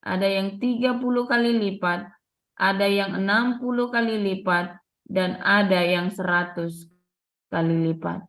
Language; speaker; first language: Indonesian; native; Indonesian